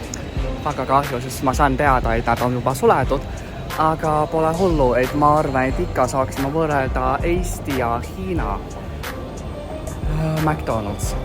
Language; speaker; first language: Estonian; non-native, fluent; Chinese